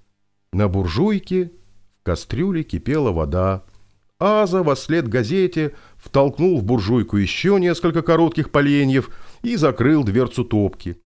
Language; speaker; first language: Russian; native; Russian